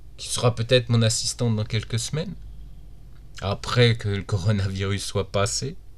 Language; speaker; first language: French; native; French